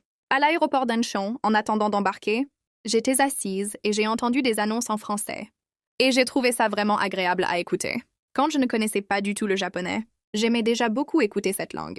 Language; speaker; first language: French; non-native, fluent; Korean